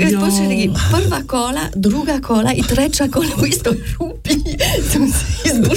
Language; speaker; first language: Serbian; non-native, learner; French